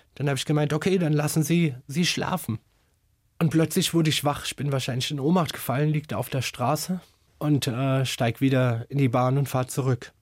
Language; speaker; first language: German; native; German